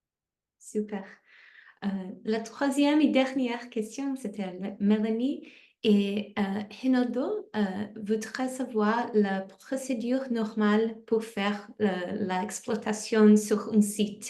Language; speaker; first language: French; non-native, fluent; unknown